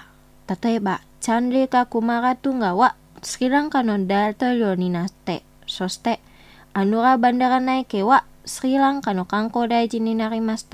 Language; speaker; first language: Japanese; non-native, fluent; Indonesian